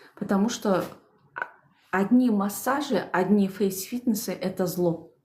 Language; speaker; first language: Russian; non-native, local second language; Kazakh